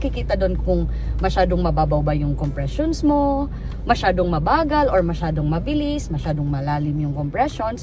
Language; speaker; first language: Filipino; native; Filipino